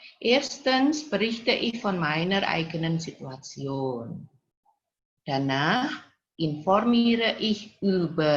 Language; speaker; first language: German; non-native, fluent; Indonesian